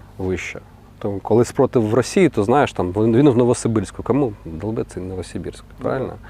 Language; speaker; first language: Ukrainian; non-native, local second language; Russian